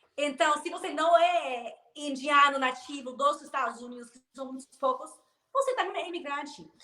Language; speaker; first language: Portuguese; non-native, fluent; English